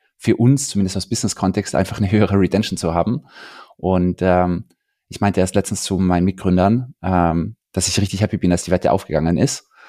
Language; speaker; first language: German; native; German